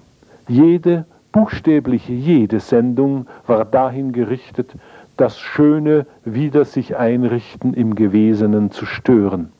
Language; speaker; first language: German; native; German